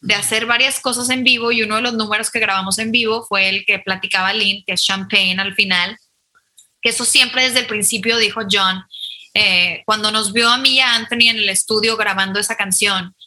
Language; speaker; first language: Spanish; native; Spanish